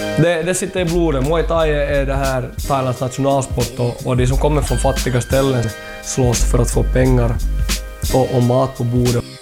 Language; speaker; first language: Swedish; early bilingual, other home language; Thai